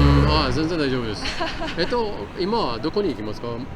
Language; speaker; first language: Japanese; non-native, fluent; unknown